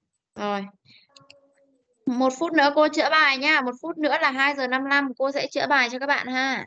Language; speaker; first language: Vietnamese; native; Vietnamese